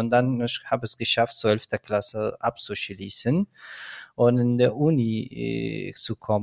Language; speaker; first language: German; non-native, fluent; Persian